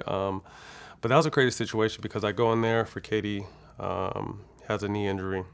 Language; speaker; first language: English; native; English